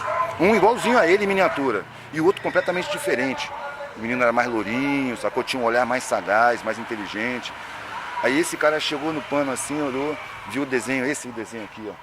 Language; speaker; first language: Portuguese; native; Portuguese